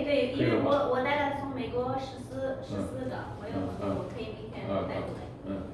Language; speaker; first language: Chinese; non-native, local second language; Uyghur